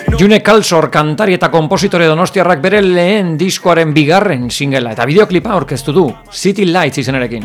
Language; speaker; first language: Basque; native; Basque